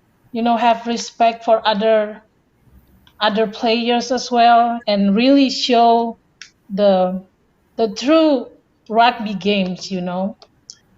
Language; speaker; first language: English; non-native, fluent; Indonesian